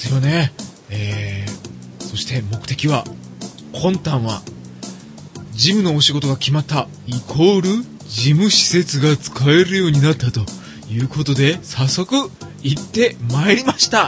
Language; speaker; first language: Japanese; native; Japanese